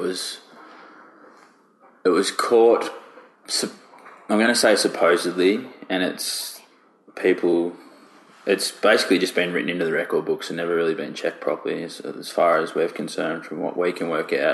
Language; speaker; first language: English; native; English